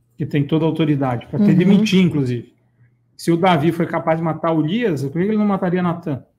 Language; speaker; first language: Portuguese; native; Portuguese